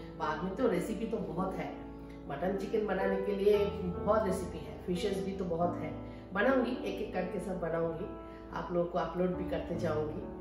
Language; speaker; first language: Hindi; non-native, local second language; Bangla